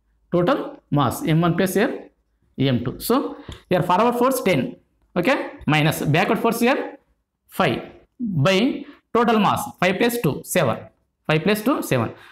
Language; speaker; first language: English; non-native, local second language; Telugu